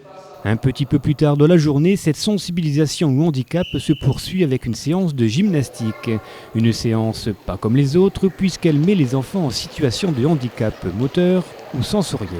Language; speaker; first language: French; native; French